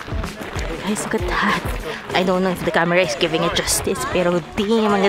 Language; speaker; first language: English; non-native, local second language; Filipino